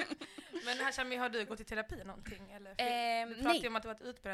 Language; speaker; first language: Swedish; native; Swedish